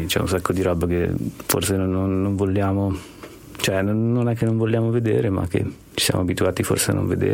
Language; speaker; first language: Italian; native; Italian